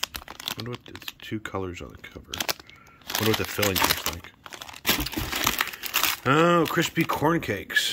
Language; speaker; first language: English; native; English